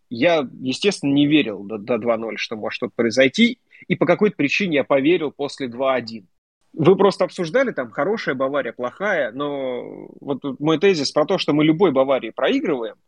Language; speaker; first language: Russian; native; Russian